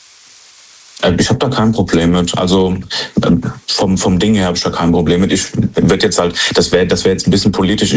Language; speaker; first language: German; native; German